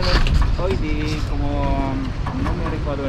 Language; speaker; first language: Spanish; non-native, learner; French